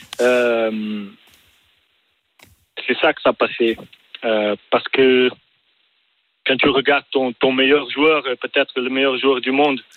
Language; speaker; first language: French; non-native, learner; Portuguese